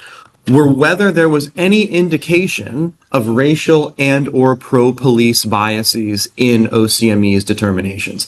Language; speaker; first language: English; native; English